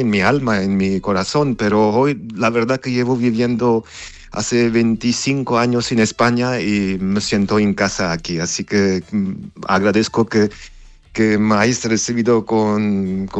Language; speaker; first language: Spanish; non-native, fluent; Armenian